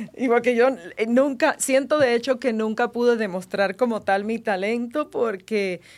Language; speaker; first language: Spanish; native; Spanish